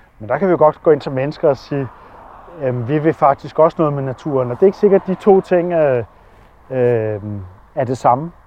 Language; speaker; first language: Danish; native; Danish